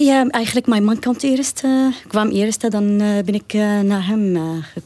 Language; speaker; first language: Dutch; non-native, learner; Arabic